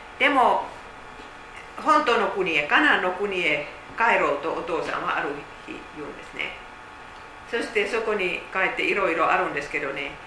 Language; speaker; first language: Japanese; non-native, fluent; Finnish